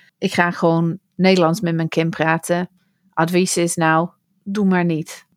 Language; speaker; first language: Dutch; non-native, fluent; English